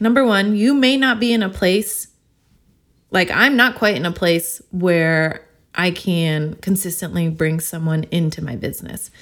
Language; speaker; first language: English; native; English